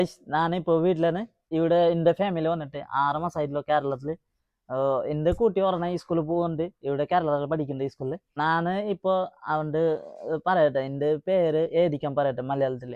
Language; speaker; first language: Malayalam; non-native, learner; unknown